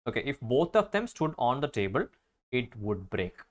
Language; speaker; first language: English; non-native, local second language; Malayalam